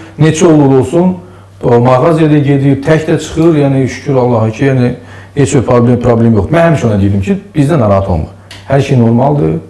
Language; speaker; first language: Azerbaijani; native; Azerbaijani